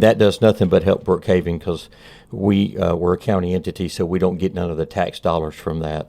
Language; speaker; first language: English; native; English